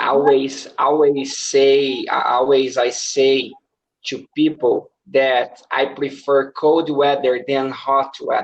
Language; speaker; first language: English; non-native, learner; Portuguese